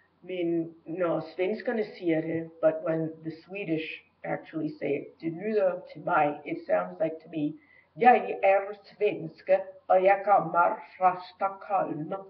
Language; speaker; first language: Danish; early bilingual, heritage; Danish